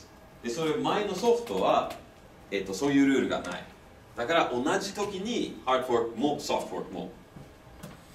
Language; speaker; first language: Japanese; non-native, fluent; English